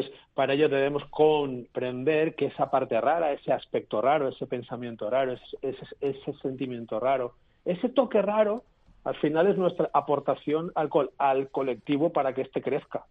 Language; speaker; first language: Spanish; native; Spanish